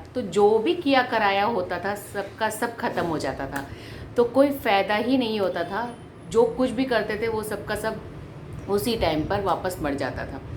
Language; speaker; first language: Hindi; non-native, local second language; Malayalam